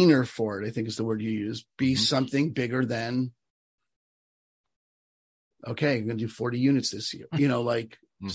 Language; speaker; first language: English; native; English